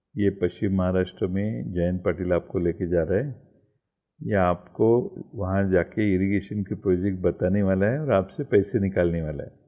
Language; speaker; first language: Hindi; non-native, local second language; Marathi